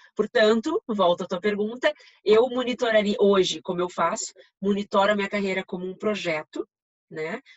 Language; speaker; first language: Portuguese; native; Portuguese